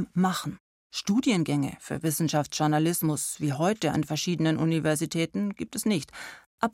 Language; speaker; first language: German; native; German